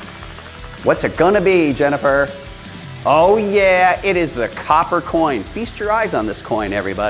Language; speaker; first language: English; native; English